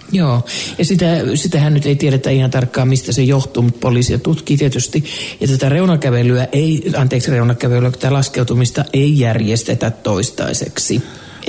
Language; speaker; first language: Finnish; native; Finnish